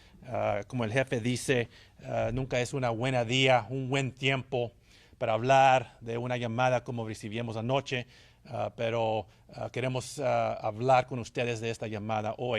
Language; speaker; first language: Spanish; early bilingual, heritage; Spanish